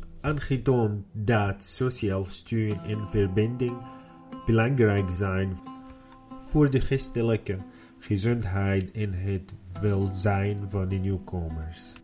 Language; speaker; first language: Dutch; non-native, learner; Arabic